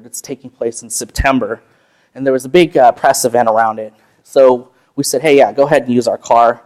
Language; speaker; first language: English; native; English